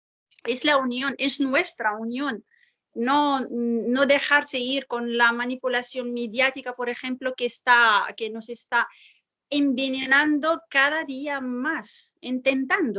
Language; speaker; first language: Spanish; non-native, fluent; Arabic